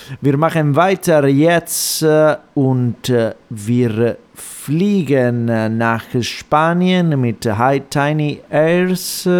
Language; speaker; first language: German; non-native, fluent; Italian